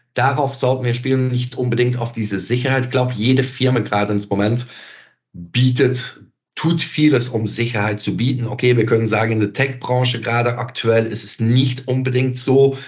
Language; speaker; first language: German; non-native, fluent; Dutch